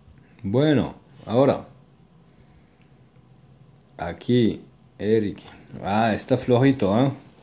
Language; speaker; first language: Spanish; non-native, learner; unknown